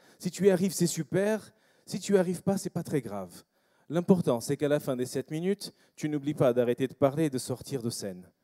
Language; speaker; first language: French; non-native, fluent; English